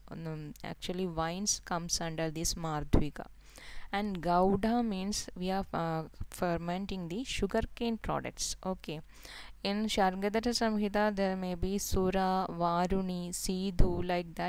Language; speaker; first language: English; non-native, local second language; Malayalam